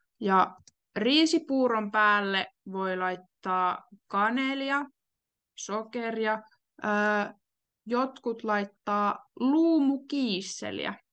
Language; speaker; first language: Finnish; native; Finnish